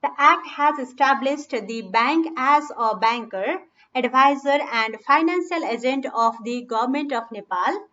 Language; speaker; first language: English; non-native, local second language; Nepali